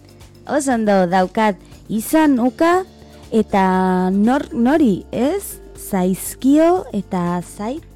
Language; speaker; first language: Basque; non-native, learner; Spanish